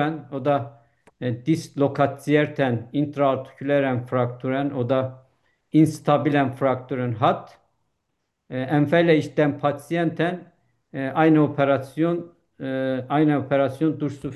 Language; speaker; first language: German; non-native, learner; Turkish